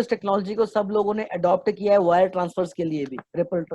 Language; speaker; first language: Hindi; native; Hindi